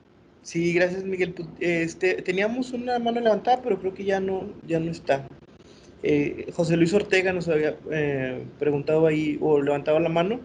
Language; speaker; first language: Spanish; native; Spanish